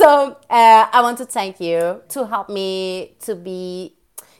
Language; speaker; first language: English; non-native, fluent; Turkish